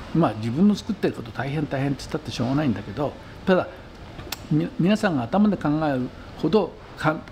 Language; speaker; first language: Japanese; native; Japanese